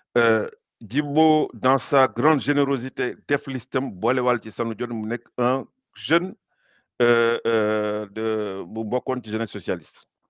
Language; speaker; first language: French; non-native, local second language; Wolof